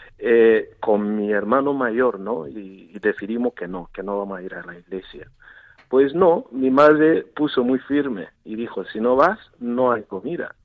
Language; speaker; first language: Spanish; non-native, fluent; Igbo